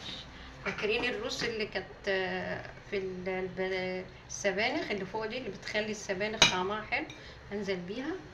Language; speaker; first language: Arabic; native; Arabic